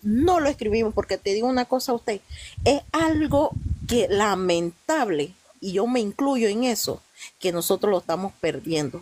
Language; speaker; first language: Spanish; non-native, local second language; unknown